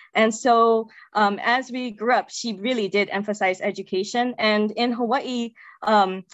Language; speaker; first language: English; native; English